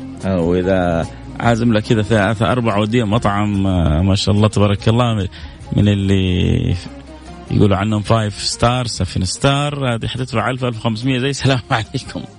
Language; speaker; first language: Arabic; native; Arabic